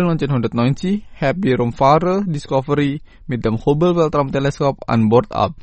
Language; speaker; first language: German; non-native, fluent; Indonesian